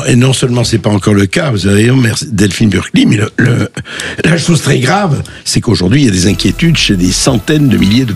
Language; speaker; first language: French; native; French